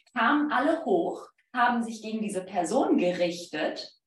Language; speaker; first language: German; non-native, fluent; Polish